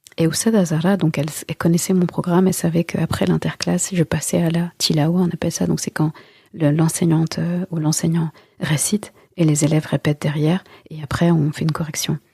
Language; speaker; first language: French; early bilingual, other home language; Wolof